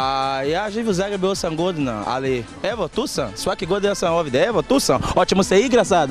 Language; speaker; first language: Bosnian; non-native, learner; Portuguese